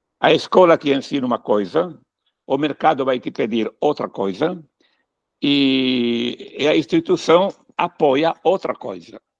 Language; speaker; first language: Portuguese; non-native, fluent; Italian